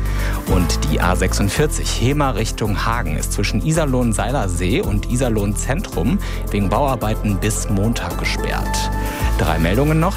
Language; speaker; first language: German; native; German